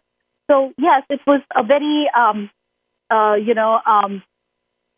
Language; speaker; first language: English; non-native, local second language; Hindi